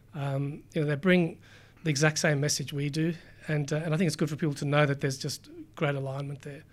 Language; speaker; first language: English; native; English